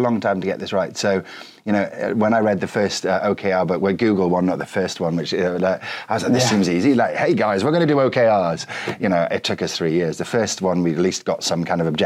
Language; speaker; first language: English; native; English